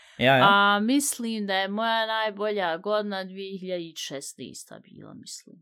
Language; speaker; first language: Bosnian; early bilingual, heritage; Bosnian